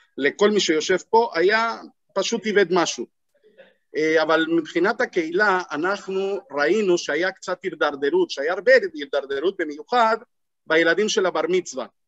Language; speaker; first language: Hebrew; non-native, fluent; Spanish